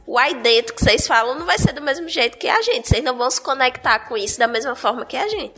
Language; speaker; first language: Portuguese; native; Portuguese